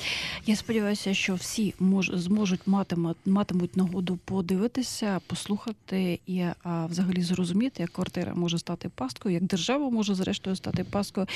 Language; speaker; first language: Ukrainian; native; Ukrainian